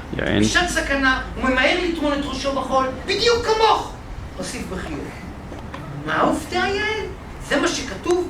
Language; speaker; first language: Hebrew; native; Hebrew